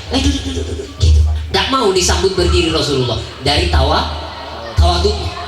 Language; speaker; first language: Indonesian; non-native, local second language; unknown